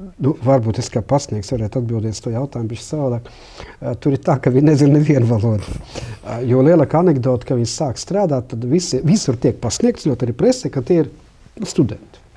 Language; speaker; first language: Latvian; non-native, local second language; Russian